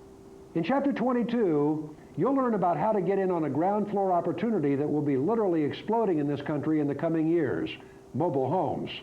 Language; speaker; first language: English; native; English